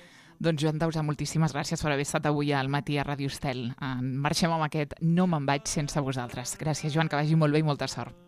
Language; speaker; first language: Catalan; native; Catalan